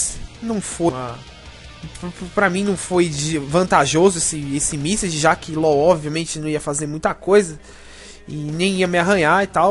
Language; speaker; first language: Portuguese; native; Portuguese